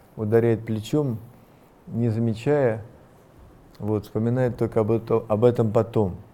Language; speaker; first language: Russian; native; Russian